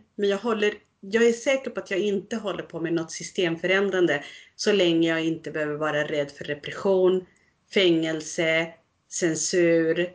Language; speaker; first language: Swedish; early bilingual, other home language; Spanish